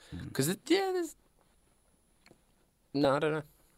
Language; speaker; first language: English; native; English